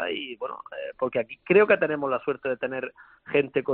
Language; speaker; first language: Spanish; native; Spanish